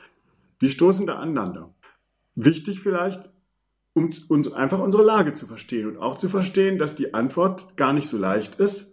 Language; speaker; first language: German; native; German